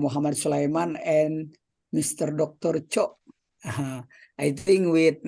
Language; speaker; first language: English; non-native, fluent; Indonesian